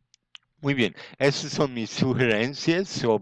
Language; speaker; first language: Spanish; non-native, fluent; English